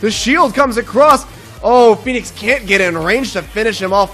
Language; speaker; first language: English; native; English